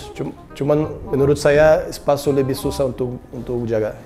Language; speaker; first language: Indonesian; non-native, learner; Portuguese